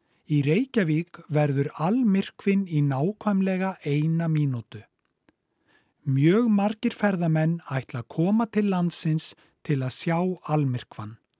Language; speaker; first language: Icelandic; native; Icelandic